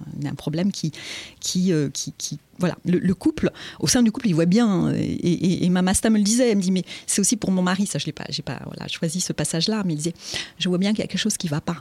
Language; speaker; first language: French; native; French